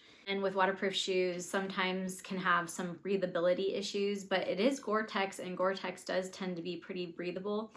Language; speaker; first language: English; native; English